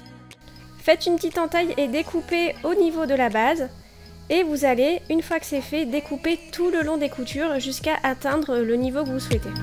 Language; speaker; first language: French; native; French